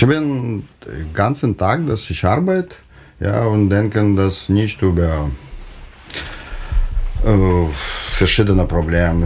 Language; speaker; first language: German; non-native, learner; Russian